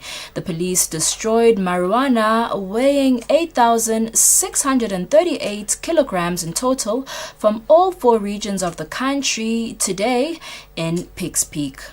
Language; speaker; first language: English; non-native, local second language; Swati